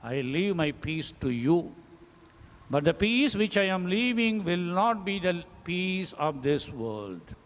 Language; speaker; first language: English; non-native, local second language; Tamil